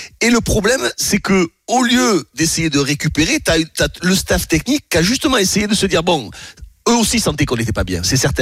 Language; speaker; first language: French; native; French